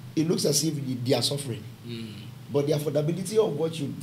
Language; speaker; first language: English; non-native, local second language; Yoruba